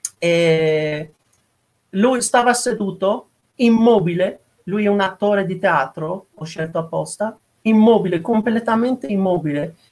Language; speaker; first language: Italian; non-native, fluent; Persian